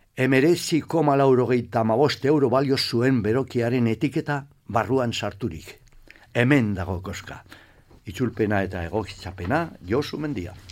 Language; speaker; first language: Basque; non-native, local second language; Spanish